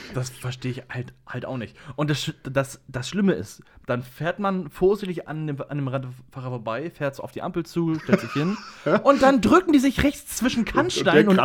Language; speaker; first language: German; native; German